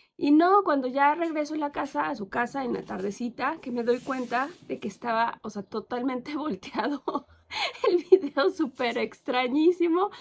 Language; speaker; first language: Spanish; native; Spanish